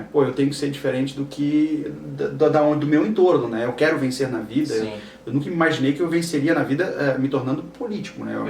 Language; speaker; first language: Portuguese; native; Portuguese